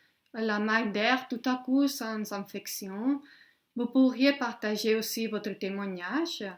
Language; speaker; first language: French; non-native, fluent; Spanish